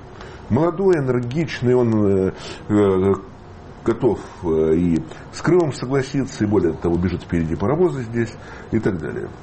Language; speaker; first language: Russian; native; Russian